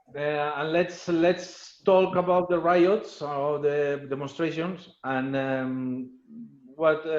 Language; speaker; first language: English; non-native, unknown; Catalan